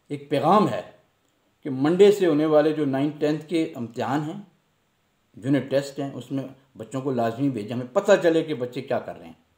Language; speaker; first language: Urdu; non-native, local second language; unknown